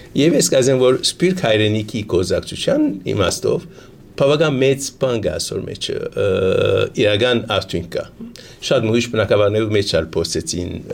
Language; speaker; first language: Armenian; early bilingual, heritage; Armenian